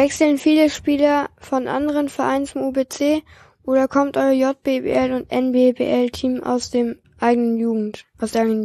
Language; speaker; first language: German; native; German